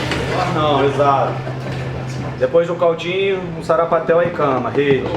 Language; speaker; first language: Portuguese; native; Portuguese